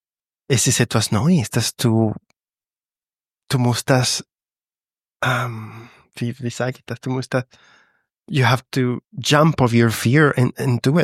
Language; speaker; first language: German; non-native, fluent; Spanish